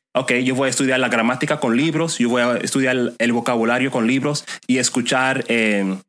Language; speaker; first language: Spanish; non-native, fluent; English